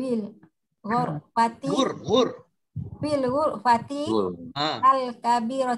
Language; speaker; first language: Arabic; non-native, learner; Malay